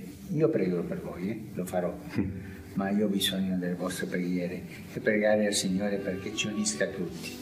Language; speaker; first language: Italian; non-native, fluent; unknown